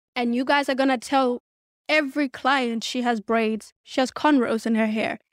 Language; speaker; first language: English; early bilingual, other home language; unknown